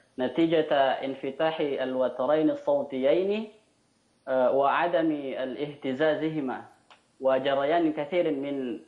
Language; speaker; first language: Arabic; non-native, fluent; Indonesian